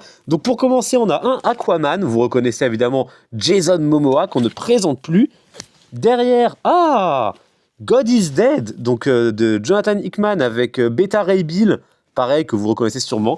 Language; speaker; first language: French; native; French